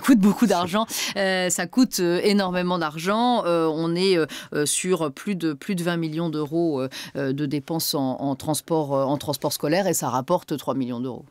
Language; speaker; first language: French; native; French